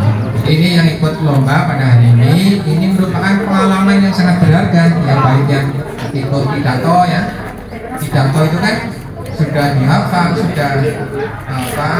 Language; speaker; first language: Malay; non-native, local second language; Javanese